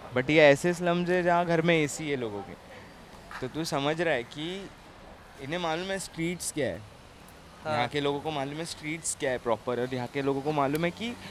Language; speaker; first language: Hindi; native; Hindi